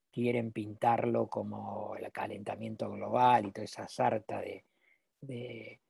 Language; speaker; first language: Spanish; native; Spanish